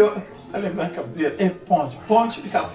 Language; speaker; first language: Portuguese; non-native, local second language; Kabuverdianu